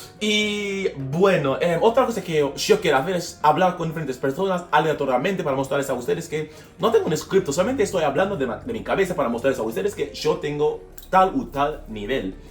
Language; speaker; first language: Spanish; non-native, fluent; English